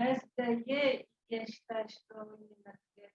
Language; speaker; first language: Russian; non-native, local second language; Kyrgyz